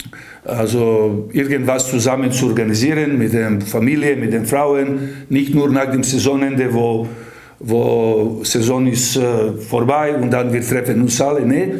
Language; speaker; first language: German; non-native, fluent; Serbian